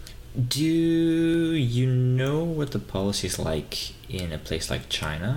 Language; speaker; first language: English; native; English